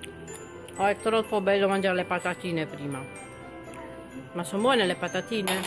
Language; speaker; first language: Italian; native; Italian